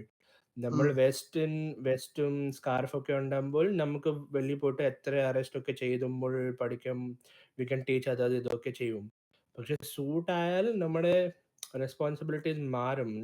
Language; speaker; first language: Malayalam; early bilingual, heritage; Malayalam